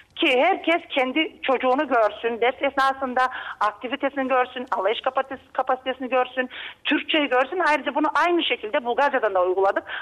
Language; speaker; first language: Turkish; native; Turkish